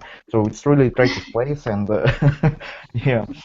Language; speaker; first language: English; non-native, fluent; Russian